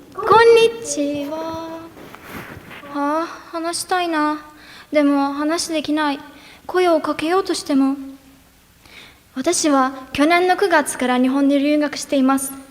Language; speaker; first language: Japanese; non-native, fluent; Turkish